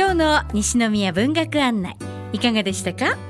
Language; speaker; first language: Japanese; native; Japanese